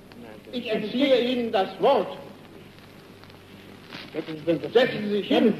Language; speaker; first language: German; native; German